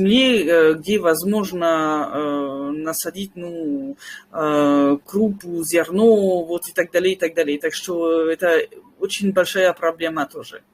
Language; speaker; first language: Russian; non-native, fluent; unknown